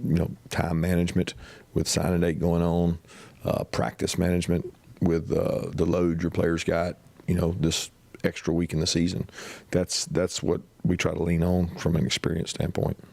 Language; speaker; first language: English; native; English